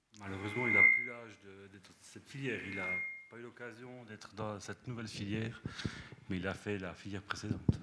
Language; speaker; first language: French; early bilingual, other home language; Spanish